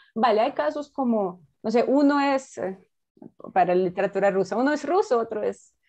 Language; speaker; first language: Spanish; non-native, fluent; Russian